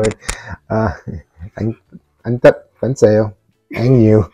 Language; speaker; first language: Vietnamese; non-native, learner; Italian